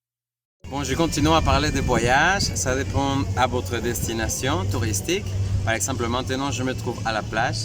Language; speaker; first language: French; non-native, fluent; Spanish